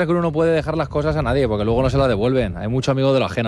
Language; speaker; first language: Spanish; native; Spanish